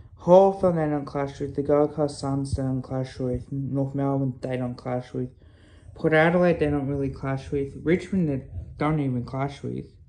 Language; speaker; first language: English; native; English